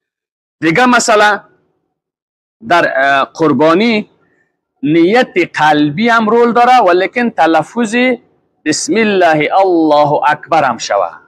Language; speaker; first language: Persian; native; Persian